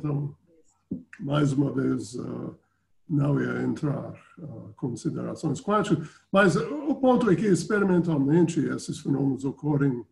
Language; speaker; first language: Portuguese; non-native, fluent; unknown